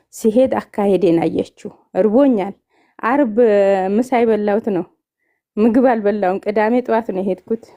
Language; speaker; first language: Amharic; non-native, local second language; Northern Hindko